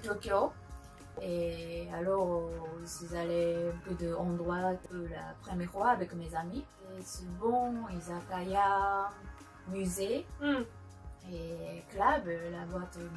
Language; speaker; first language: French; non-native, learner; Japanese